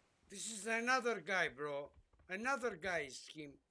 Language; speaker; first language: English; non-native, learner; Greek